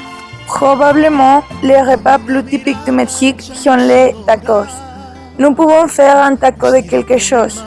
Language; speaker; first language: French; non-native, learner; Spanish